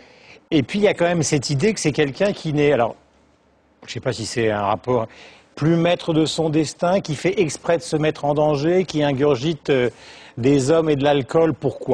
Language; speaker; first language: French; native; French